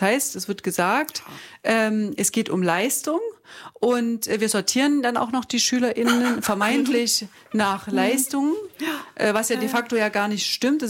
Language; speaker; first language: German; native; German